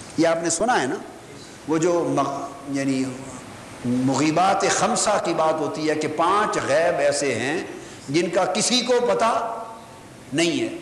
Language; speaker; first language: Urdu; non-native, local second language; Punjabi